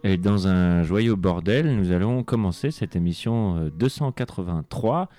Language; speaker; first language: French; native; French